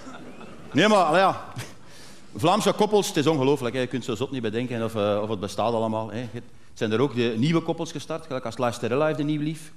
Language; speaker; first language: Dutch; native; Dutch